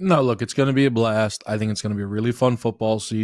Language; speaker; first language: English; native; English